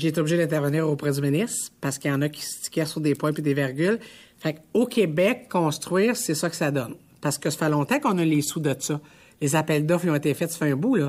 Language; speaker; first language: French; native; French